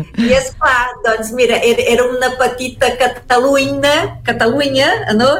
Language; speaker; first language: Catalan; early bilingual, heritage; Catalan